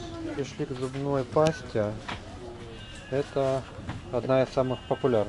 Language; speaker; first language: Russian; native; Russian